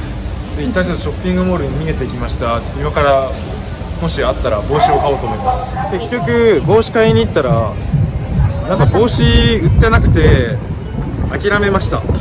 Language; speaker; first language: Japanese; native; Japanese